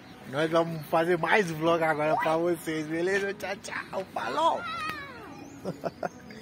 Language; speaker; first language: Portuguese; non-native, fluent; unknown